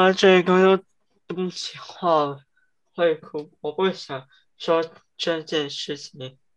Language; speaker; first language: Chinese; early bilingual, heritage; Cantonese